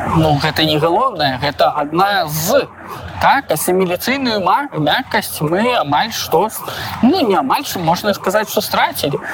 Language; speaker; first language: Belarusian; non-native, local second language; Russian